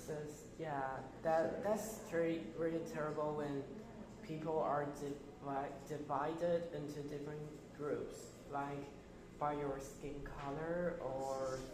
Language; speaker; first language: English; non-native, fluent; Chinese